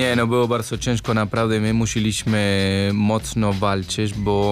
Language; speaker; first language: Polish; non-native, learner; Spanish